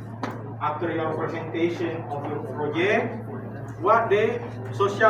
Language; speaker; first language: English; non-native, learner; Indonesian